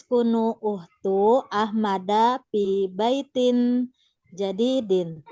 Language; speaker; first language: Arabic; non-native, learner; Indonesian